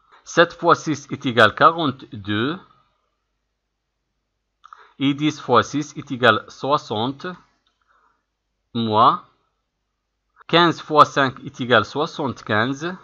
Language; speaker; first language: French; non-native, local second language; Arabic